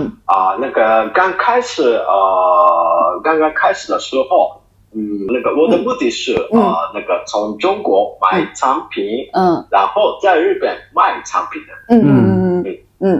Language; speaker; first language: Chinese; non-native, fluent; Japanese